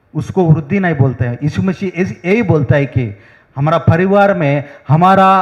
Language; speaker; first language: Hindi; non-native, local second language; Telugu